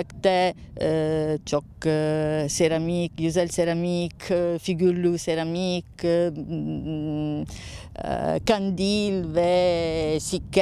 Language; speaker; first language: Turkish; non-native, learner; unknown